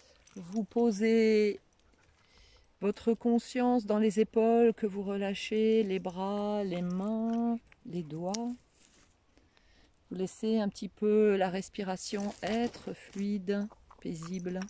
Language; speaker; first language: French; native; French